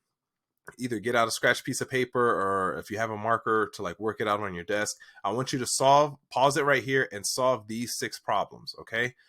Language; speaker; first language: English; native; English